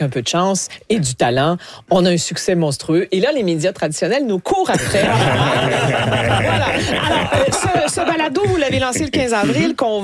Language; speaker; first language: French; native; French